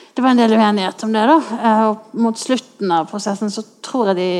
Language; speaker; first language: Norwegian; non-native, fluent; Polish